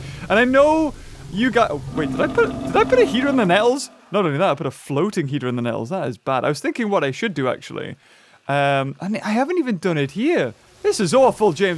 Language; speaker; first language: English; native; English